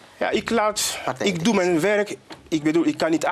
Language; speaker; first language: Dutch; non-native, fluent; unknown